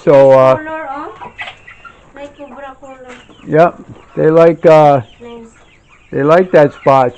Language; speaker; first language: English; native; English